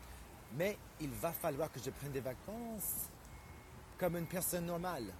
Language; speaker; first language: French; non-native, fluent; English